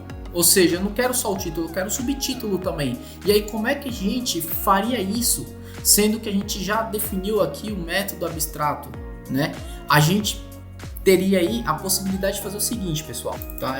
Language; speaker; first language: Portuguese; native; Portuguese